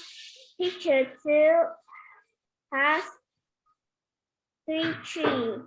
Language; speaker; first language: English; non-native, learner; Vietnamese